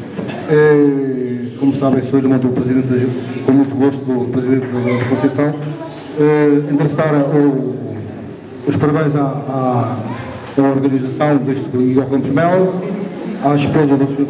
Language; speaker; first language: Portuguese; native; Portuguese